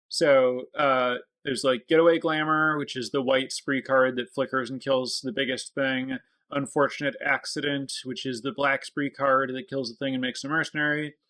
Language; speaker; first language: English; native; English